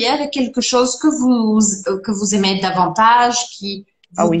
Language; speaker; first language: French; non-native, fluent; Portuguese